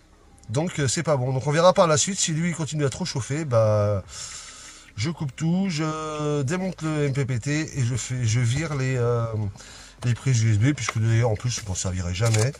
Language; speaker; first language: French; native; French